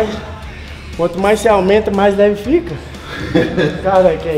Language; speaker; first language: Portuguese; native; Portuguese